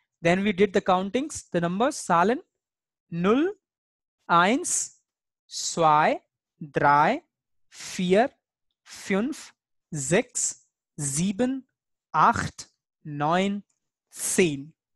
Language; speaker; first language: English; non-native, local second language; Hindi